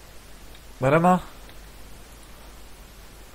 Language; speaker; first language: German; native; German